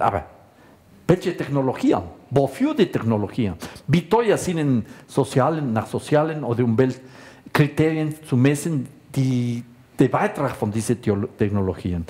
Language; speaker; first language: German; non-native, fluent; Spanish